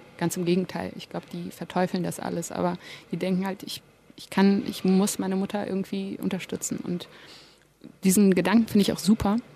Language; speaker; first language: German; native; German